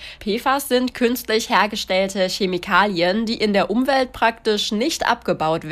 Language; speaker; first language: German; native; German